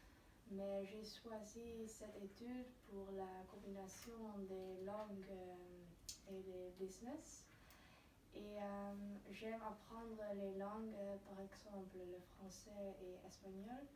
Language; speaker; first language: French; non-native, learner; Dutch